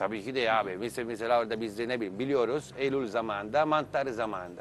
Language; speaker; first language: Turkish; non-native, learner; Italian